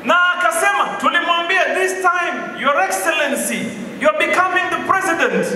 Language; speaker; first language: English; non-native, local second language; Swahili